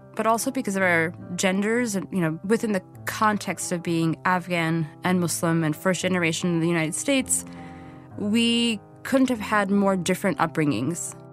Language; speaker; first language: English; native; English